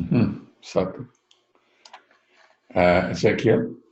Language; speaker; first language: Spanish; non-native, fluent; English